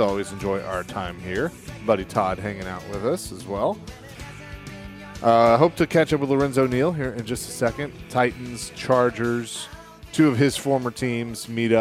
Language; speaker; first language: English; native; English